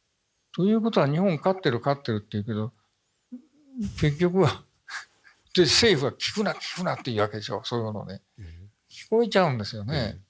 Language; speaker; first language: Japanese; native; Japanese